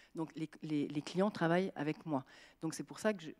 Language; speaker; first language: French; native; French